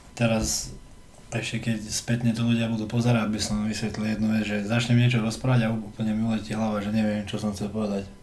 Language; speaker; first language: Slovak; early bilingual, heritage; Slovak